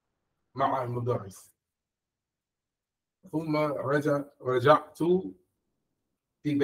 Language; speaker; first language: Arabic; non-native, learner; English